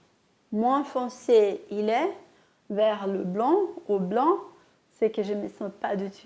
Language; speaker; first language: French; non-native, fluent; Portuguese